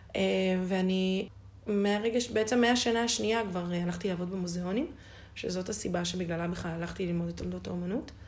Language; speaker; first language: Hebrew; native; Hebrew